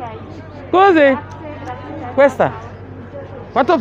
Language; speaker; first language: Italian; non-native, learner; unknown